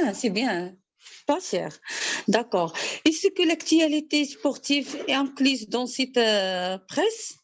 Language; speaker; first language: French; non-native, learner; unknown